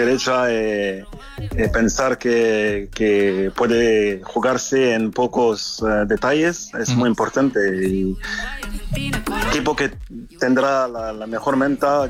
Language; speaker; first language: Spanish; non-native, fluent; French